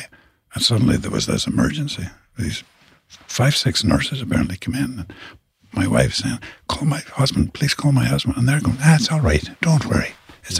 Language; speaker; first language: English; native; English